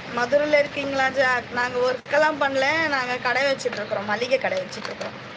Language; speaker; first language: Tamil; native; Tamil